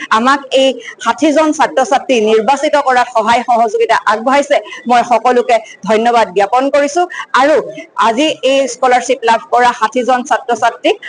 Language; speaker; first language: Assamese; native; Assamese